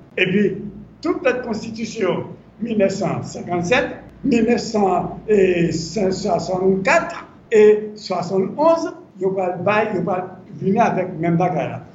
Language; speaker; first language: French; non-native, local second language; Haitian Creole